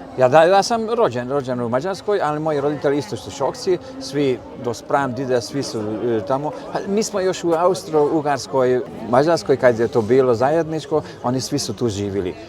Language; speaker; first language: Bosnian; early bilingual, heritage; Croatian